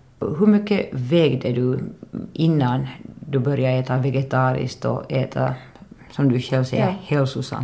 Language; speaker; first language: Swedish; native; Swedish